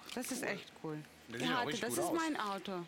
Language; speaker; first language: German; non-native, learner; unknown